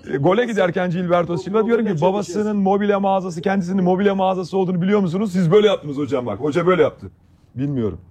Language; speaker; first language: Turkish; native; Turkish